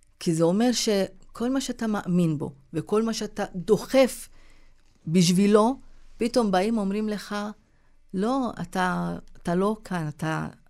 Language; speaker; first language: Hebrew; non-native, local second language; Arabic